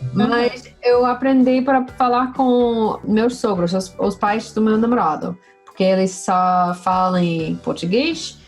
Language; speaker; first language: Portuguese; non-native, fluent; English